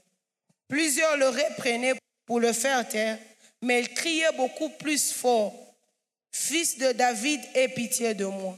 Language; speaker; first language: French; non-native, local second language; Swahili